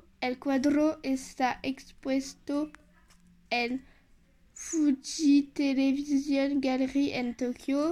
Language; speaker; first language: Spanish; non-native, learner; French